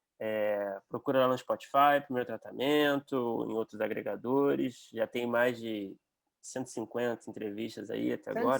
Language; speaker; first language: Portuguese; native; Portuguese